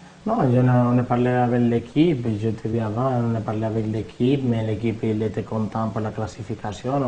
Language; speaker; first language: French; non-native, learner; Spanish